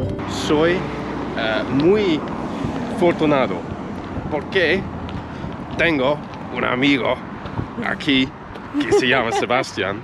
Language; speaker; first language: Spanish; non-native, learner; English